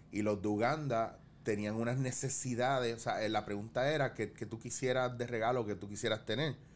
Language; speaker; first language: Spanish; native; Spanish